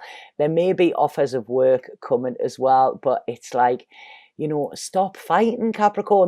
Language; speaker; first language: English; native; English